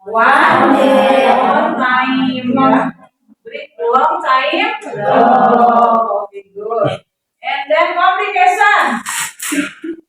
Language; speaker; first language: English; non-native, learner; Indonesian